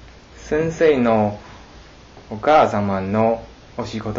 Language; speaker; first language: Japanese; non-native, learner; Chinese